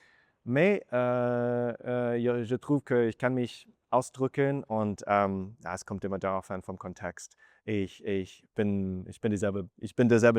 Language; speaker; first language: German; non-native, fluent; English